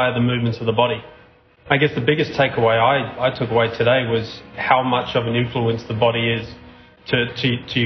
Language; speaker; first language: English; native; English